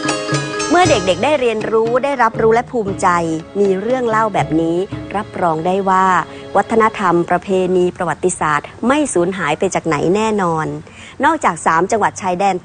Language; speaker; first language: Thai; native; Thai